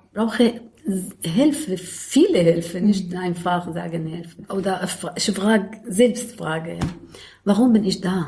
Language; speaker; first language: German; non-native, learner; Arabic